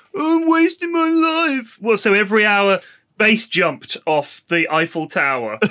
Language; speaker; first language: English; native; English